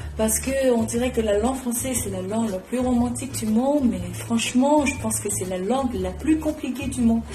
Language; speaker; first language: French; non-native, fluent; Chinese